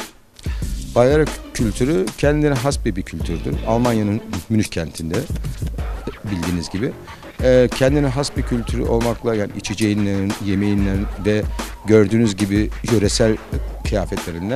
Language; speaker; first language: Turkish; early bilingual, heritage; Turkish